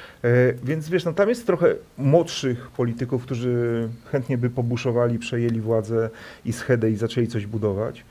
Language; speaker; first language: Polish; native; Polish